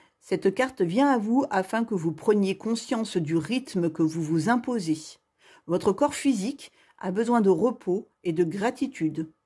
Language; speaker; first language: French; native; French